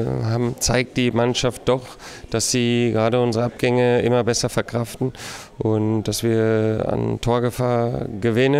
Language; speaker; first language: German; native; German